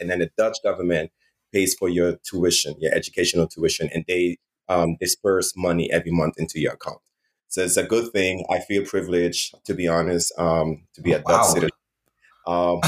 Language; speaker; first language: English; non-native, fluent; Dutch